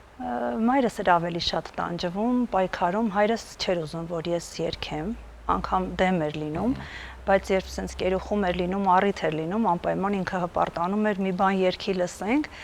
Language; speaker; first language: Armenian; native; Armenian